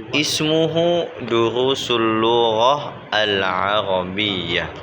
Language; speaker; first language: Arabic; non-native, fluent; Indonesian